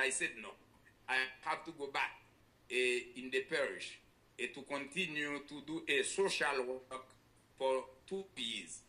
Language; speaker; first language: English; non-native, learner; Haitian Creole